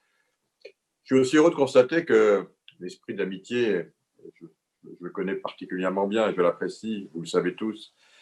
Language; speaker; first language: French; native; French